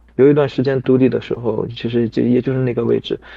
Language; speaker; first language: Chinese; non-native, local second language; Kazakh